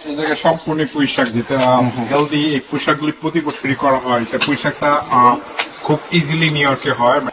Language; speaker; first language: Bangla; native; Bangla